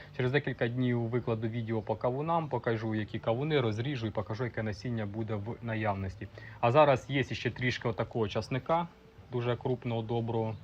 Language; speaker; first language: Ukrainian; non-native, local second language; Russian